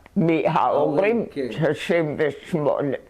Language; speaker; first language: Hebrew; non-native, fluent; German